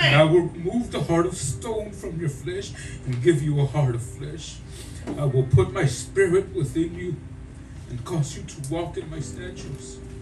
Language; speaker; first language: English; early bilingual, other home language; Spanish